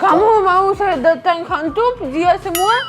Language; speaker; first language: Indonesian; non-native, learner; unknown